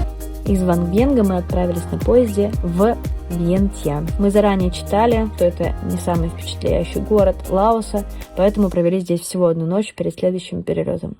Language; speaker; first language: Russian; native; Russian